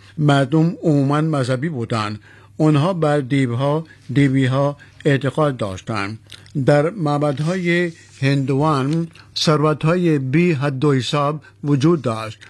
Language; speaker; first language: Persian; non-native, fluent; Urdu